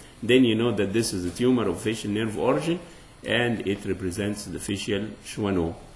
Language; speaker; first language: English; non-native, fluent; Arabic